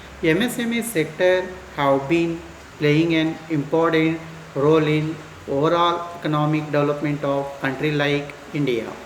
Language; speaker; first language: English; non-native, local second language; Kannada